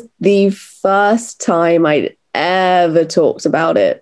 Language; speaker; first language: English; native; English